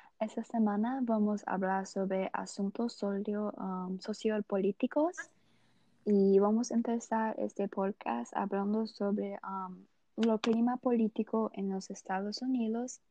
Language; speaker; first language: Spanish; non-native, learner; Portuguese